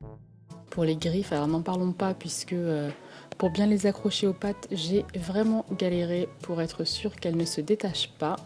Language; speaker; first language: French; native; French